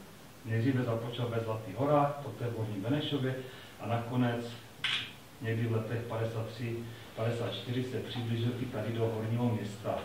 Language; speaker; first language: Czech; native; Czech